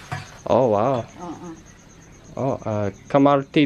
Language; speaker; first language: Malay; non-native, learner; English